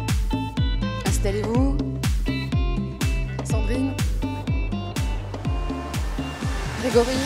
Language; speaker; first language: French; native; French